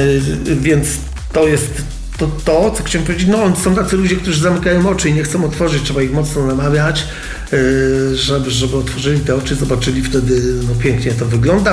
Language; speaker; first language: Polish; native; Polish